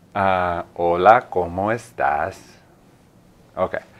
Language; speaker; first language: Spanish; non-native, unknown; English